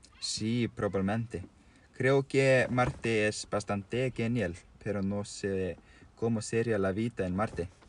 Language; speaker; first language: Spanish; non-native, learner; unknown